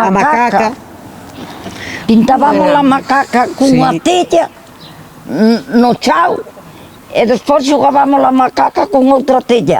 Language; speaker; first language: Galician; native; Galician